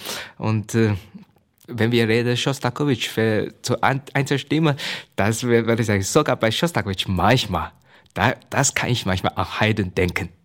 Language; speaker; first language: German; non-native, learner; Chinese